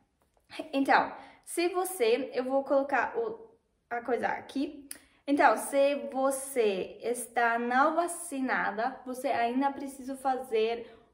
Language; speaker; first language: Portuguese; non-native, fluent; German